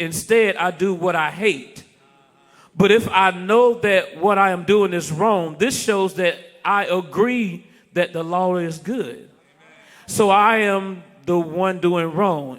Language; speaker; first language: English; native; English